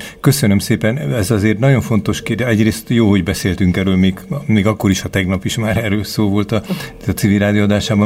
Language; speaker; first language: Hungarian; native; Hungarian